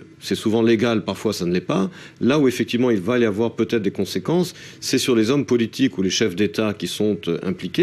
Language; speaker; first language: French; native; French